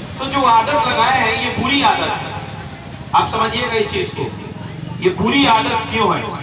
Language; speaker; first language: Hindi; native; Hindi